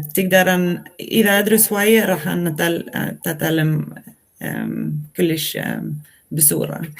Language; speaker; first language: Arabic; non-native, learner; Swedish